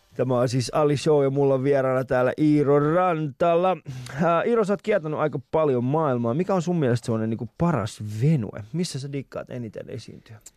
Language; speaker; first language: Finnish; early bilingual, other home language; Persian